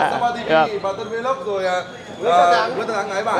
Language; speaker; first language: Vietnamese; native; Vietnamese